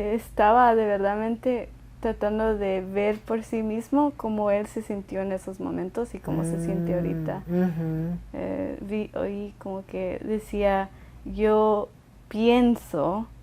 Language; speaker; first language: Spanish; early bilingual, other home language; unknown